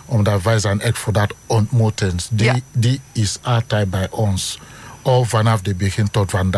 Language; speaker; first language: Dutch; non-native, fluent; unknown